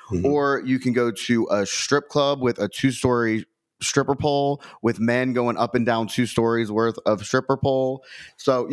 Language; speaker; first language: English; native; English